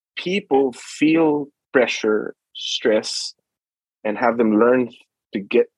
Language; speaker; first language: English; non-native, local second language; Filipino